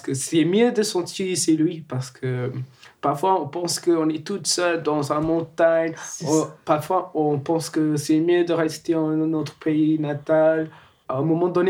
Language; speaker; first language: French; non-native, learner; Albanian